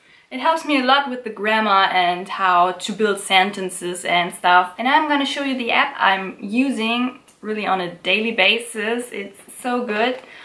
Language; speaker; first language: English; non-native, fluent; German